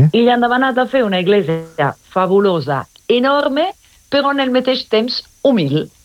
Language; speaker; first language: Catalan; non-native, fluent; Italian